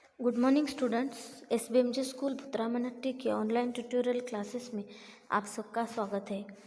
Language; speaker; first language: Hindi; non-native, local second language; Marathi